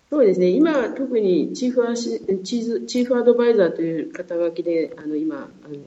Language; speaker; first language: Japanese; native; Japanese